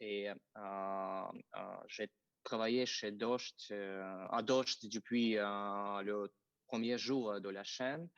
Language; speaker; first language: French; non-native, fluent; Russian